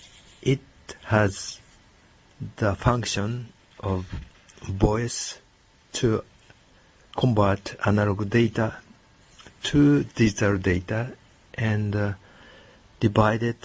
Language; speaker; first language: English; non-native, learner; Japanese